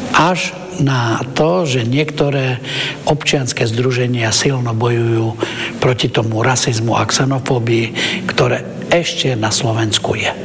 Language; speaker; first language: Slovak; non-native, local second language; Romany